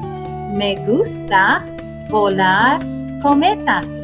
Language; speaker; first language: Spanish; non-native, fluent; English